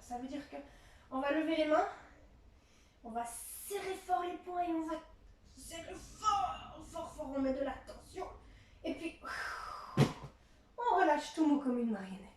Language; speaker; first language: French; native; French